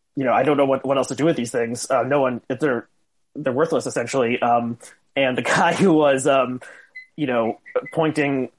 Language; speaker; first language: English; native; English